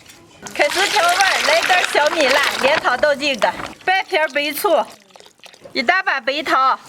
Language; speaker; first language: Chinese; native; Chinese